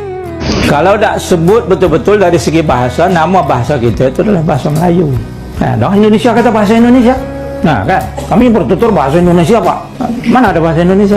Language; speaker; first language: Malay; native; Malay